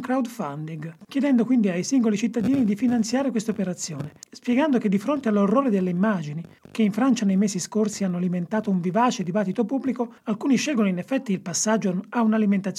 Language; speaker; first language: Italian; native; Italian